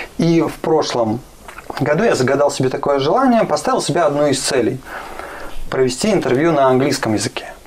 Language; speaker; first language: Russian; native; Russian